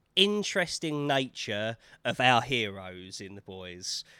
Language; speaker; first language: English; native; English